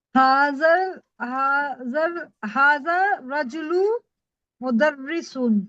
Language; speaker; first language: Arabic; non-native, learner; Urdu